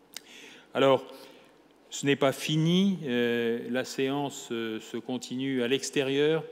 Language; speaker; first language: French; native; French